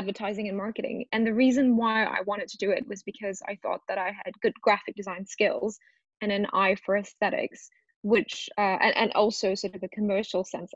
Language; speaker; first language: English; early bilingual, other home language; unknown